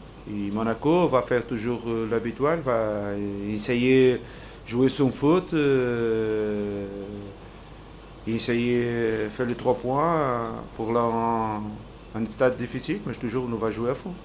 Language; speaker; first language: French; non-native, learner; Portuguese